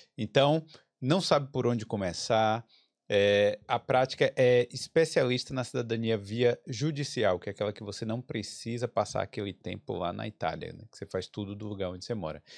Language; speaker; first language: Portuguese; native; Portuguese